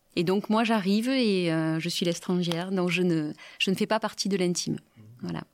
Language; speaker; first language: French; native; French